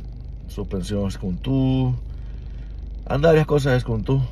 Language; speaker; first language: Spanish; native; Spanish